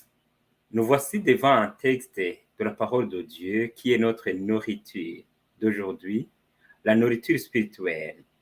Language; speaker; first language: French; non-native, fluent; Spanish